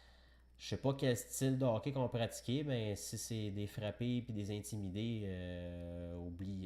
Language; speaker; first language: French; native; French